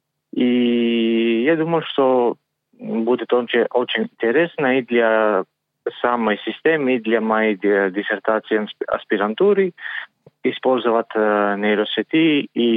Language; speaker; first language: Russian; non-native, learner; Greek